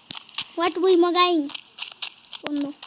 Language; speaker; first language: English; non-native, learner; Nepali